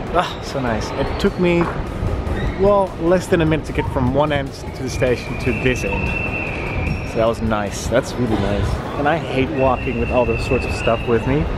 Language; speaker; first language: English; non-native, fluent; Dutch